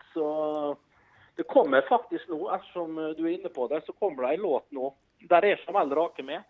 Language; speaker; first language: Norwegian; early bilingual, other home language; Dutch